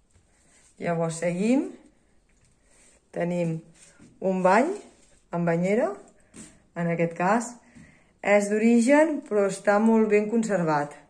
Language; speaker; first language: Catalan; native; Catalan